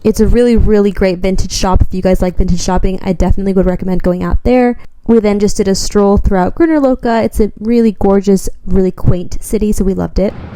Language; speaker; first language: English; native; English